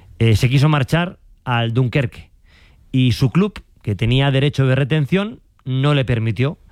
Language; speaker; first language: Spanish; native; Spanish